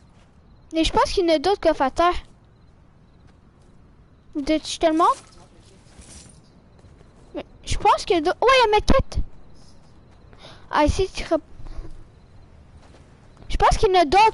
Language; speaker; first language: French; native; French